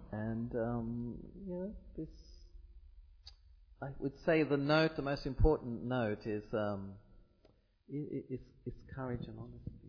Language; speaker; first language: English; early bilingual, other home language; Italian